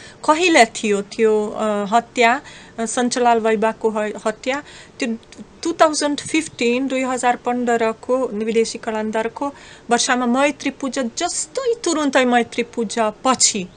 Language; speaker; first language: Nepali; non-native, fluent; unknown